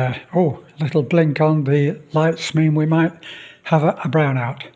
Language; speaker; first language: English; native; English